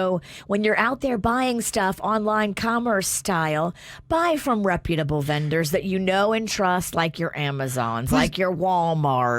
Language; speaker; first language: English; native; English